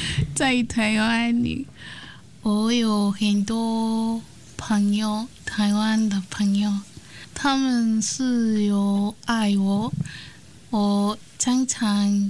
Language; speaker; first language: Chinese; non-native, learner; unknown